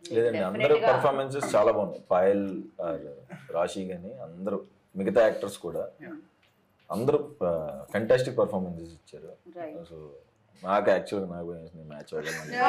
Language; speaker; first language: Telugu; native; Telugu